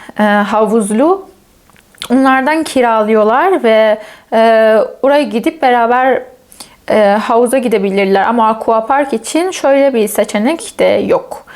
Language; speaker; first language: Turkish; non-native, fluent; Persian